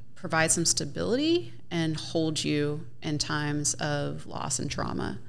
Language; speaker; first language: English; native; English